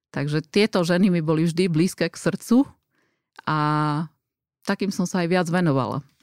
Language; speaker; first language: Slovak; native; Slovak